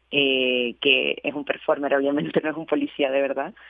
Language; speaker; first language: Spanish; native; Spanish